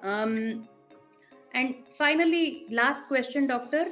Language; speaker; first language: English; non-native, local second language; Gujarati